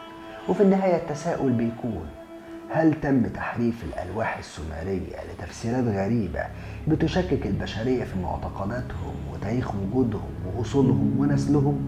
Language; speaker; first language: Arabic; native; Arabic